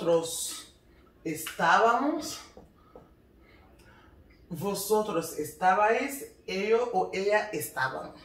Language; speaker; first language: Spanish; non-native, learner; Haitian Creole